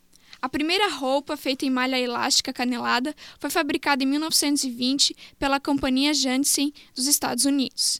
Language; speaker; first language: Portuguese; native; Portuguese